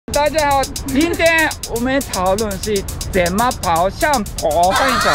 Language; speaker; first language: Chinese; non-native, learner; Japanese